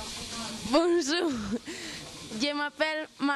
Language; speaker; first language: French; non-native, learner; Spanish